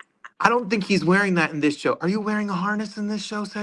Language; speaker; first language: English; native; English